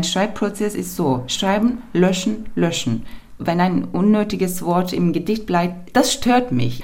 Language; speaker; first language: German; non-native, fluent; Turkish